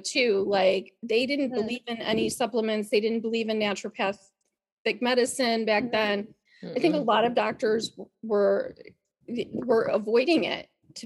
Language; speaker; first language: English; native; English